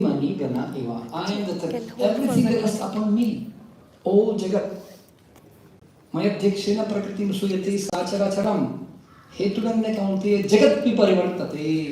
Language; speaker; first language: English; non-native, local second language; Hindi